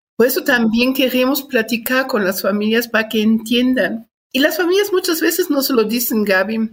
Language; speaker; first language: Spanish; non-native, fluent; German